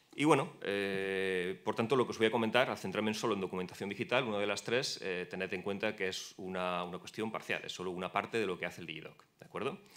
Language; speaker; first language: Spanish; native; Spanish